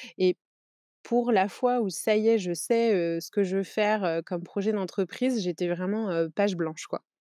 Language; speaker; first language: French; native; French